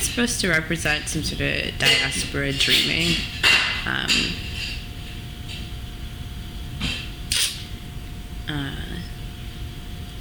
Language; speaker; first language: English; native; English